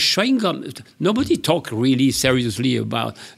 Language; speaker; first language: English; non-native, learner; French